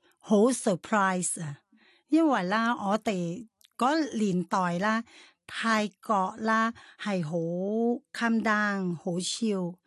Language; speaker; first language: Cantonese; non-native, fluent; Thai